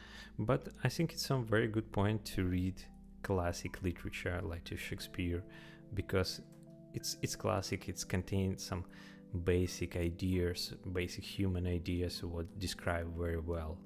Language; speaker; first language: English; non-native, learner; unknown